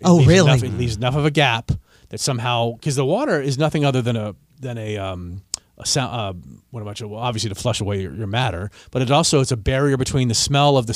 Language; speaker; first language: English; native; English